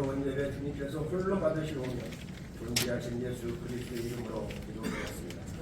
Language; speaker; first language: Korean; native; Korean